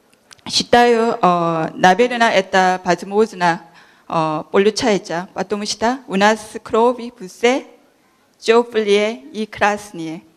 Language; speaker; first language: Russian; non-native, learner; Korean